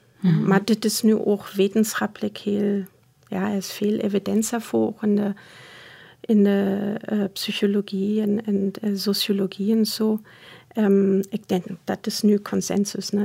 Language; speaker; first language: Dutch; non-native, fluent; German